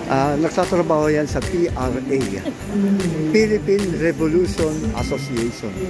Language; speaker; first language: Filipino; native; Filipino